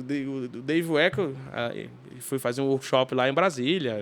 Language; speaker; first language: Portuguese; native; Portuguese